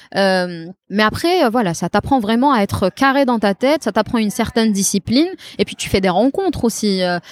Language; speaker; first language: French; non-native, local second language; Kabyle